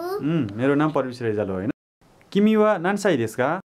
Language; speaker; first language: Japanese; non-native, learner; Nepali